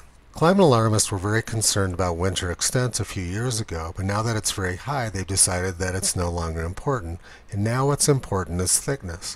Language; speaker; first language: English; native; English